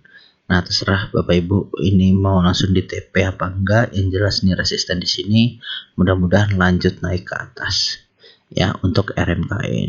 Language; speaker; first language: Indonesian; native; Indonesian